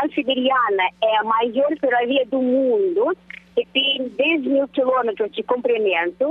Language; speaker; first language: Portuguese; non-native, fluent; Russian